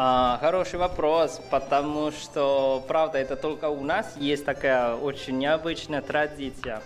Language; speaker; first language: Russian; non-native, fluent; Chinese